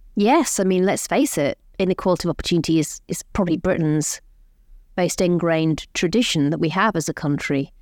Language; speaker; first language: English; native; English